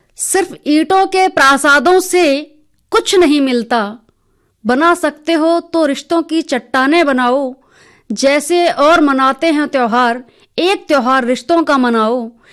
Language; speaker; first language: Hindi; native; Hindi